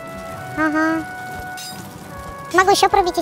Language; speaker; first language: Russian; native; Russian